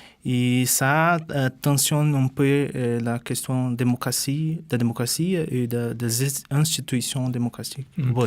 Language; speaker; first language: French; non-native, fluent; Portuguese